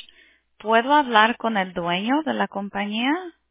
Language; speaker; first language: Spanish; early bilingual, heritage; Spanish